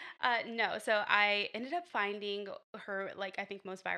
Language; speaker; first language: English; native; English